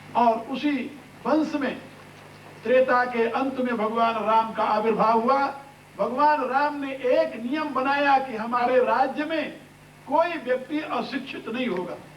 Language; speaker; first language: Hindi; native; Hindi